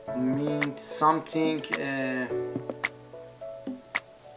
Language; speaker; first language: English; non-native, learner; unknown